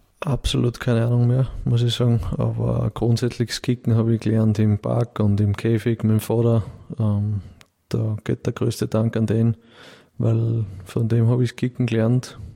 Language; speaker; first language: German; native; German